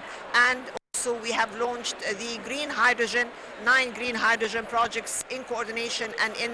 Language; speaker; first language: English; non-native, fluent; Arabic